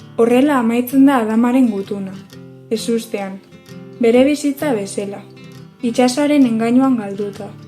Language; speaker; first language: Basque; native; Basque